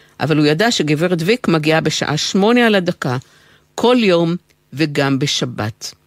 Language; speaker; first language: Hebrew; native; Hebrew